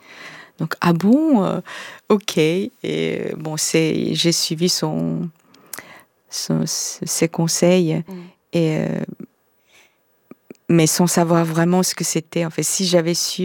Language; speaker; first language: French; non-native, fluent; Korean